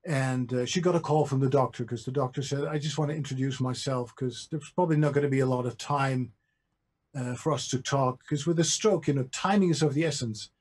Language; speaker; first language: English; non-native, fluent; Dutch